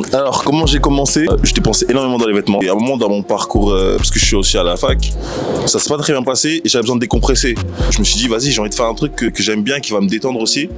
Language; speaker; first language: French; native; French